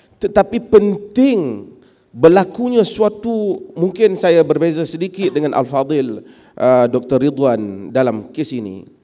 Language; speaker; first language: Malay; native; Malay